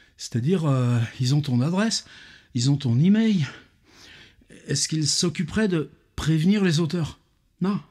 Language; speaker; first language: French; native; French